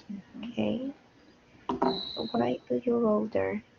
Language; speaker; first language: English; non-native, learner; Spanish